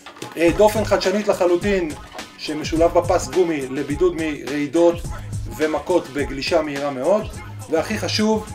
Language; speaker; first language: Hebrew; native; Hebrew